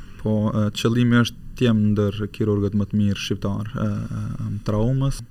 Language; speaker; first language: Albanian; native; Albanian